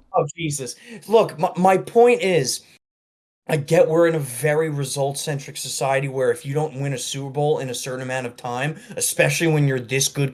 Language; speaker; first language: English; native; English